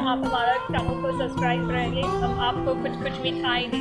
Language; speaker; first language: Hindi; non-native, learner; English